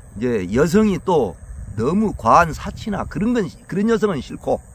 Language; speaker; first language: Korean; native; Korean